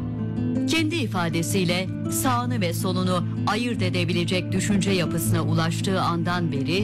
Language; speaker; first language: Turkish; native; Turkish